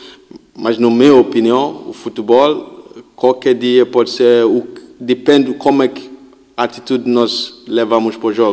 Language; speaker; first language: Portuguese; non-native, learner; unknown